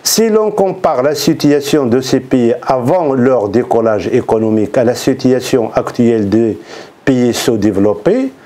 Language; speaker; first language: French; non-native, local second language; Arabic